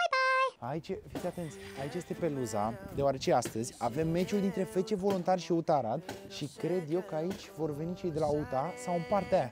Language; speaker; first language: Romanian; native; Romanian